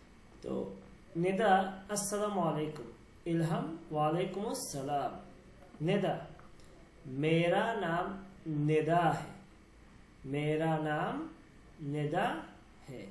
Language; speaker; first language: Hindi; non-native, learner; Bangla